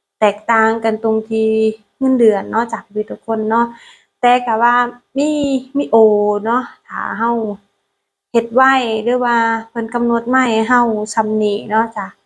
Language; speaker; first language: Thai; non-native, learner; Lao